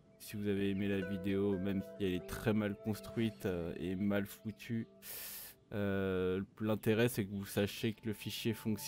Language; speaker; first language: French; native; French